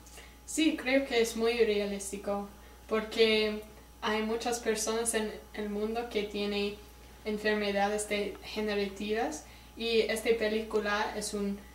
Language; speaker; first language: Spanish; non-native, learner; English